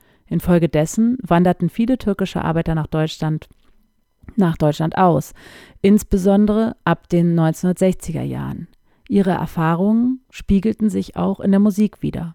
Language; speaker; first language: German; native; German